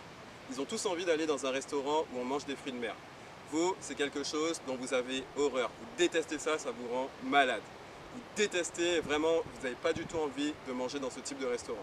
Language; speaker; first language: French; native; French